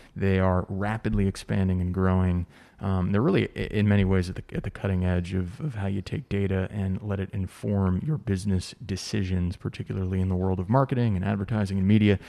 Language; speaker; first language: English; native; English